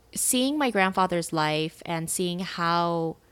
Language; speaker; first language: English; native; English